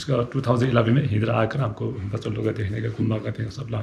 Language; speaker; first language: Hindi; non-native, fluent; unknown